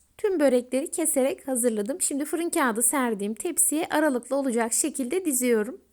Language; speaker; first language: Turkish; native; Turkish